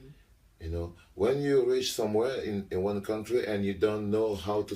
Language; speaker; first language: English; non-native, local second language; French